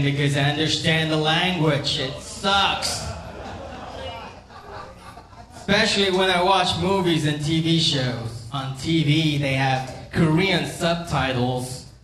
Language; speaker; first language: English; non-native, fluent; Korean